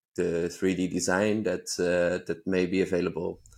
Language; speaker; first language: English; non-native, fluent; Dutch